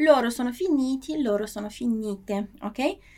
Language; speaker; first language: Italian; non-native, fluent; Portuguese